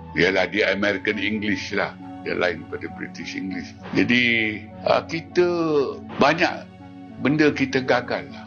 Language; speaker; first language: Malay; native; Malay